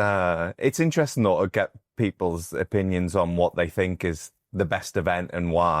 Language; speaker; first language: English; native; English